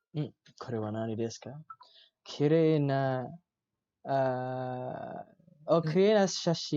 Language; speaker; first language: Japanese; non-native, learner; Malay